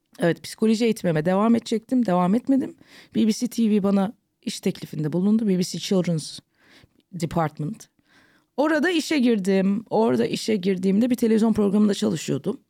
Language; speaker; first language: Turkish; early bilingual, heritage; Turkish